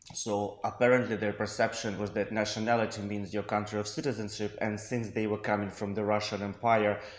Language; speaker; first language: English; non-native, fluent; Russian